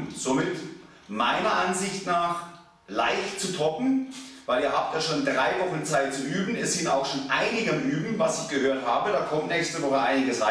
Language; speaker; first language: German; native; German